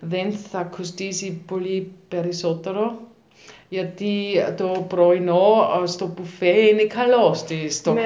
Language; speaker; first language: Greek; non-native, learner; German